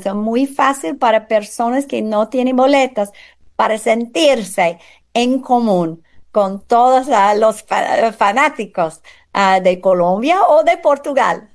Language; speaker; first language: Spanish; non-native, fluent; English